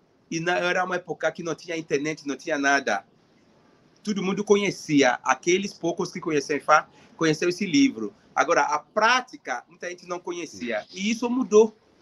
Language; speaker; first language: Portuguese; non-native, fluent; Yoruba